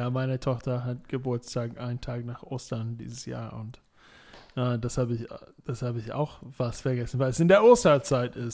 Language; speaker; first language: German; non-native, fluent; English